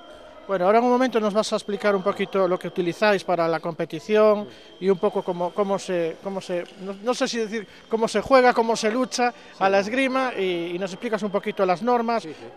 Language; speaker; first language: Spanish; native; Spanish